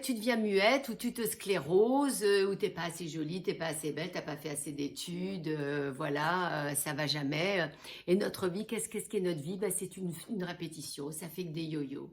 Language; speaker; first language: French; native; French